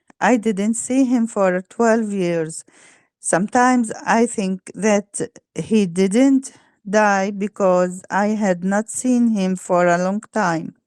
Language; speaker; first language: English; non-native, learner; Arabic